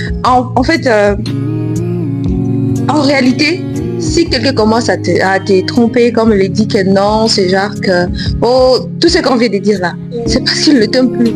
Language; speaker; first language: French; non-native, local second language; Swahili